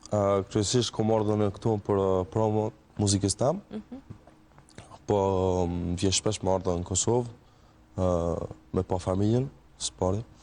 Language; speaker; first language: Albanian; early bilingual, heritage; Albanian